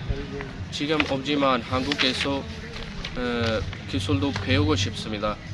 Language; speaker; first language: Korean; non-native, learner; Punjabi